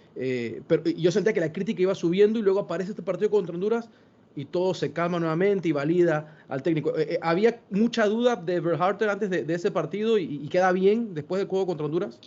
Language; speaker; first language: Spanish; native; Spanish